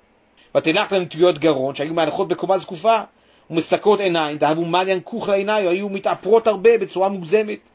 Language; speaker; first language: Hebrew; native; Hebrew